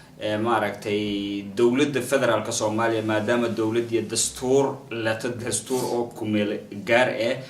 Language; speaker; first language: Somali; non-native, local second language; Maay